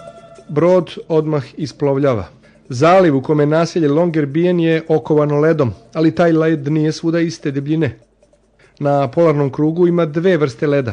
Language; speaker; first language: Serbian; native; Serbian